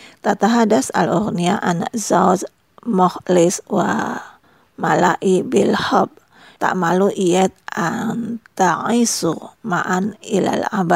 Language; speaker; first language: Arabic; non-native, fluent; Indonesian